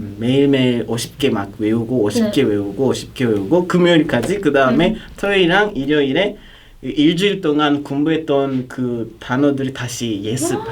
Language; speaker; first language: Korean; non-native, fluent; Kinyarwanda